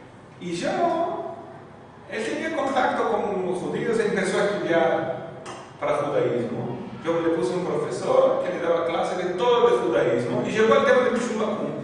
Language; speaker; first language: Spanish; non-native, fluent; Portuguese